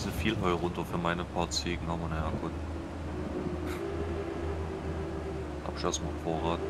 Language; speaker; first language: German; native; German